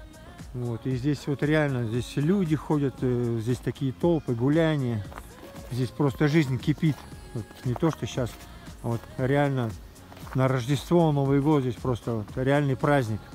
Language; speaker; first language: Russian; native; Russian